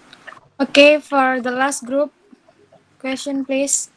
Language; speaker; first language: English; non-native, learner; Indonesian